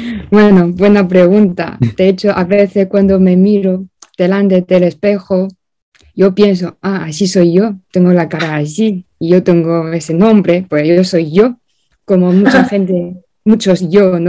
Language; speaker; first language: Spanish; non-native, fluent; Chinese